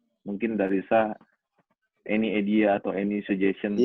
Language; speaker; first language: Indonesian; native; Indonesian